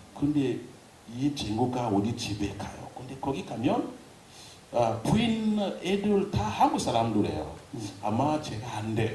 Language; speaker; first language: Korean; non-native, learner; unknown